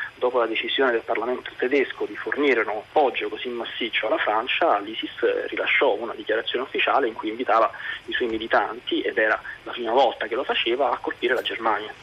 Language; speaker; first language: Italian; native; Italian